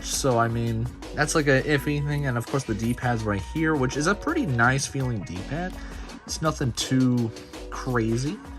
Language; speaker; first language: English; native; English